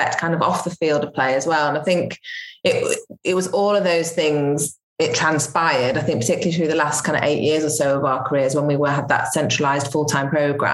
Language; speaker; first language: English; native; English